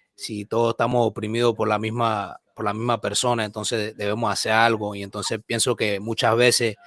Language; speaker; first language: Spanish; early bilingual, heritage; Spanish